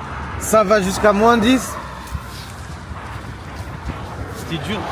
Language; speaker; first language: French; native; French